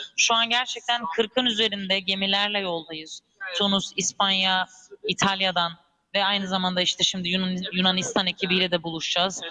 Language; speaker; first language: Turkish; early bilingual, heritage; Turkish